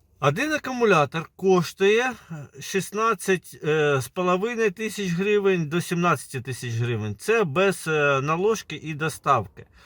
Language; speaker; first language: Ukrainian; native; Ukrainian